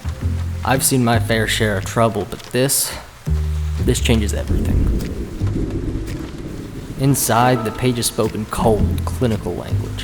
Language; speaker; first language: English; native; English